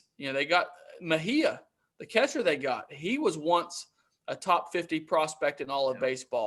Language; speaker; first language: English; native; English